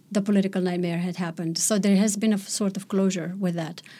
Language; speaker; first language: English; non-native, fluent; Romanian